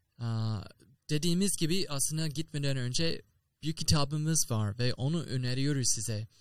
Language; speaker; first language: Turkish; non-native, learner; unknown